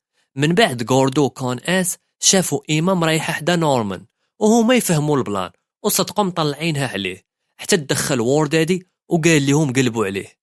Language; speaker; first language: Arabic; native; Arabic